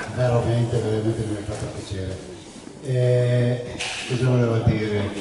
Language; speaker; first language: Italian; non-native, fluent; Hungarian